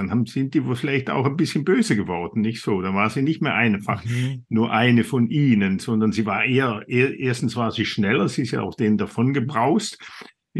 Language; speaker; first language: German; native; German